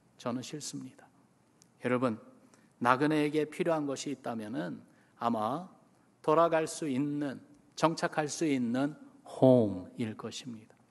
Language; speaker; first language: Korean; early bilingual, other home language; English